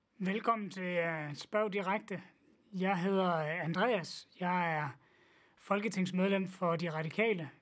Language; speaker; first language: Danish; native; Danish